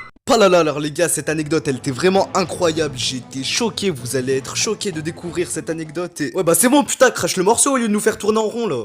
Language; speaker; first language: French; native; French